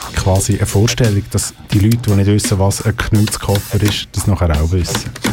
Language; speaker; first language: German; native; German